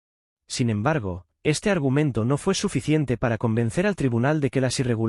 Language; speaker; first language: Spanish; native; Spanish